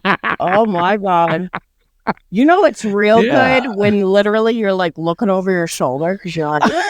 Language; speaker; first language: English; native; English